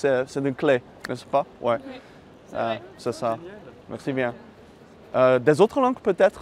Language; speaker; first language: French; non-native, learner; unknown